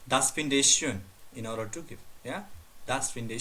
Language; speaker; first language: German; non-native, learner; Nepali